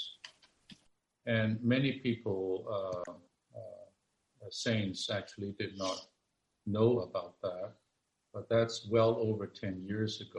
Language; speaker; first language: English; non-native, local second language; Cantonese